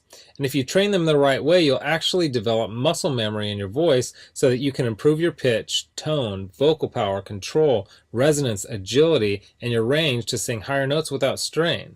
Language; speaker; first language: English; native; English